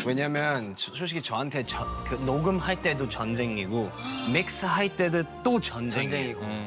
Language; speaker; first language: Korean; non-native, fluent; Cantonese